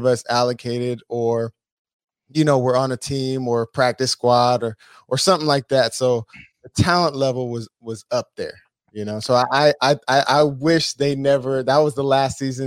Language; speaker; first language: English; native; English